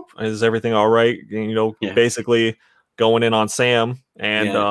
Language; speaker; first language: English; native; English